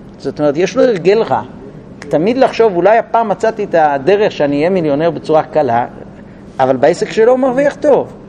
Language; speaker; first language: Hebrew; non-native, fluent; English